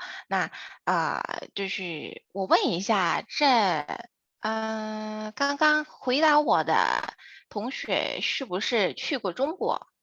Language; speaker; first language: Chinese; non-native, fluent; Indonesian